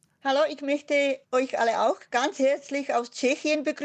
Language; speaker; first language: German; non-native, fluent; Czech